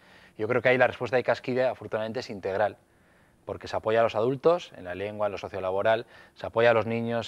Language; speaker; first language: Spanish; native; Spanish